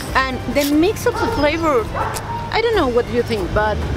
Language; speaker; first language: English; non-native, fluent; Spanish